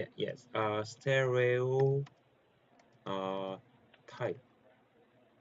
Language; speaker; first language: English; non-native, learner; Korean